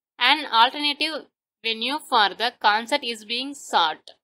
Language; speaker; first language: English; non-native, local second language; Tamil